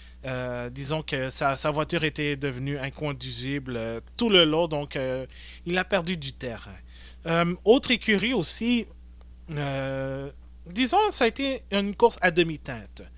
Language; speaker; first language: French; native; French